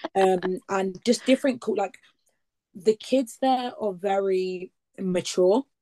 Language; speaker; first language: English; native; English